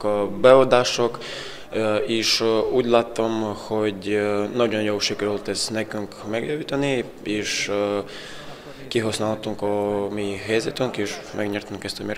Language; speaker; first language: Hungarian; non-native, learner; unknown